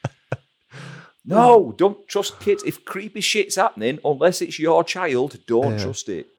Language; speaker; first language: English; native; English